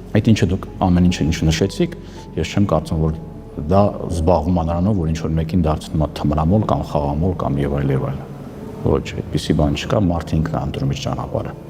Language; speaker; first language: Armenian; native; Armenian